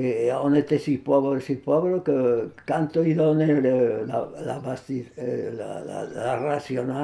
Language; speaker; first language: French; non-native, fluent; Spanish